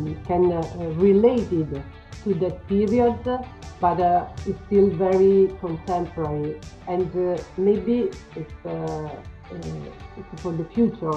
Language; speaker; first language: English; non-native, learner; Italian